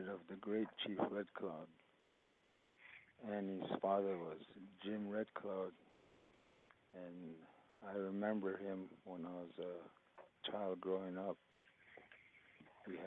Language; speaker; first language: English; early bilingual, other home language; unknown